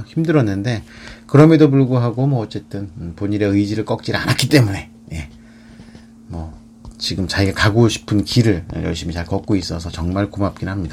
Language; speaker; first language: Korean; native; Korean